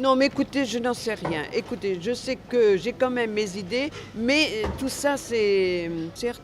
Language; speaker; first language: French; native; French